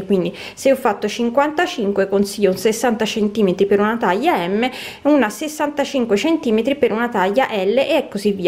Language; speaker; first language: Italian; native; Italian